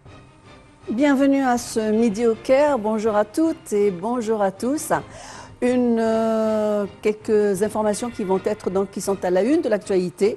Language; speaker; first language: French; non-native, fluent; Arabic